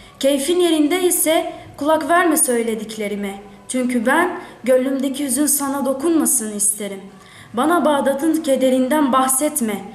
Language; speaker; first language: Turkish; early bilingual, other home language; Arabic